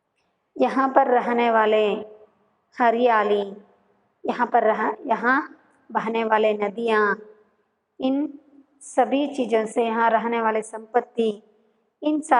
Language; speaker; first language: Hindi; non-native, local second language; Kannada